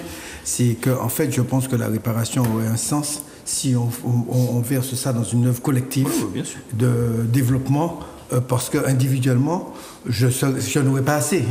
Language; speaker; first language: French; native; French